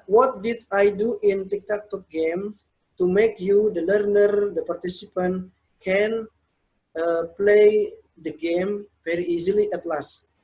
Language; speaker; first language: English; non-native, learner; Indonesian